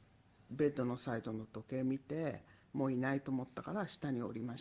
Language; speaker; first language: Japanese; native; Japanese